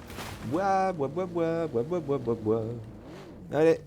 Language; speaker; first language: French; native; French